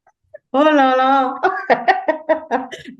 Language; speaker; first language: French; non-native, fluent; Spanish